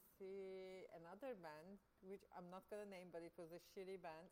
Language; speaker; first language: English; non-native, fluent; Turkish